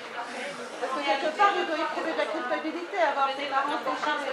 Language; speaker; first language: French; native; French